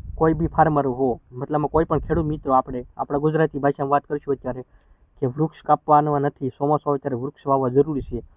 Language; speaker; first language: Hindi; non-native, local second language; Gujarati